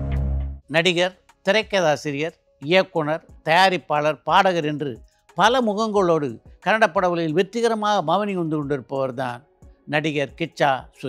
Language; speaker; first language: Tamil; native; Tamil